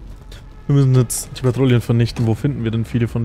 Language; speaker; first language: German; native; German